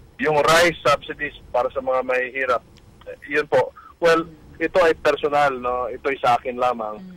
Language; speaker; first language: Filipino; non-native, local second language; Cebuano